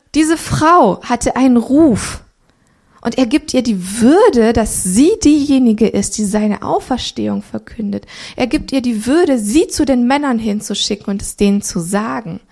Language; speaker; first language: German; early bilingual, other home language; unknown